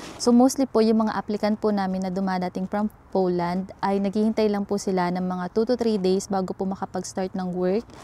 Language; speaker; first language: Filipino; native; Filipino